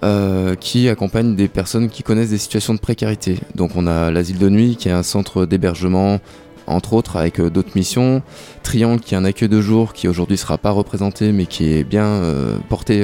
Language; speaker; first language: French; native; French